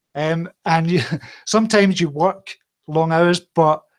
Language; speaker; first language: English; native; English